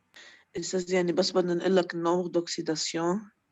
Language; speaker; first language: Arabic; native; Arabic